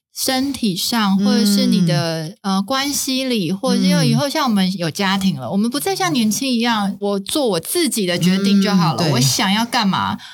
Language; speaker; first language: Chinese; native; Chinese